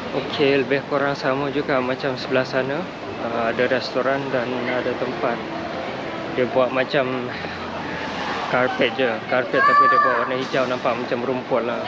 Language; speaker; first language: Malay; non-native, fluent; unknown